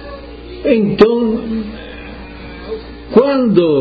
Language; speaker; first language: Portuguese; non-native, local second language; Italian